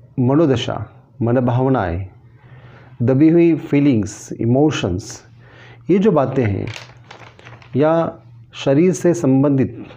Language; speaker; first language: Hindi; non-native, local second language; Marathi